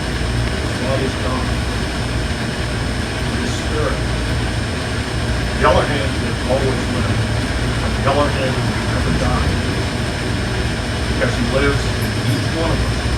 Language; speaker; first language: English; native; English